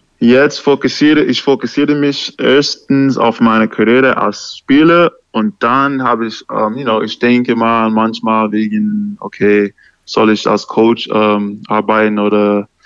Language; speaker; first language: German; non-native, learner; English